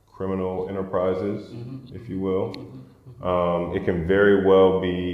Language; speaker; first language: English; native; English